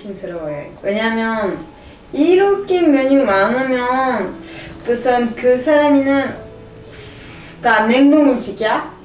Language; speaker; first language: Korean; non-native, learner; French